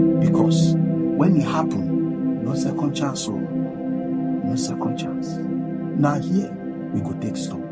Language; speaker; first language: Nigerian Pidgin; non-native, local second language; Igbo